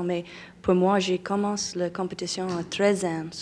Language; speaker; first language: French; non-native, learner; English